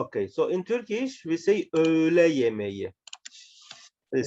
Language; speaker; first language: English; non-native, learner; Turkish